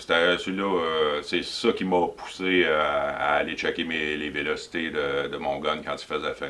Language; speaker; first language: French; native; French